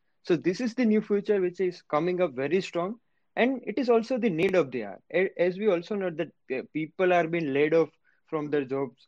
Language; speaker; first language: English; non-native, local second language; Gujarati